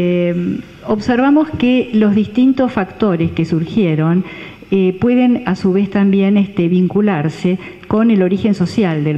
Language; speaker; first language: Spanish; native; Spanish